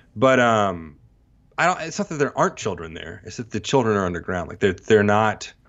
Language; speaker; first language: English; native; English